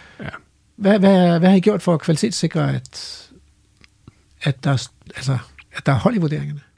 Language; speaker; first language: Danish; native; Danish